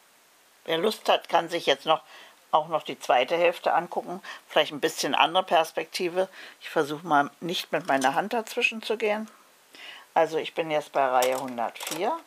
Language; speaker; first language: German; native; German